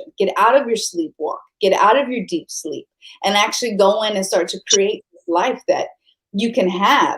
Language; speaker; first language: English; native; English